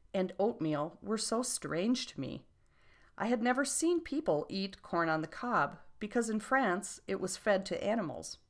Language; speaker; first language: English; non-native, fluent; French